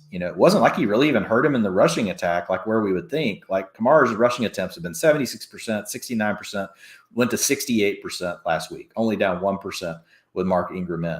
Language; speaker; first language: English; native; English